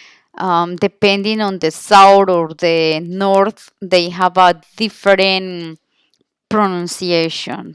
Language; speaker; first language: English; non-native, learner; Spanish